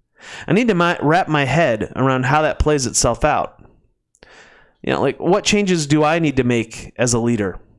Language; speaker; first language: English; native; English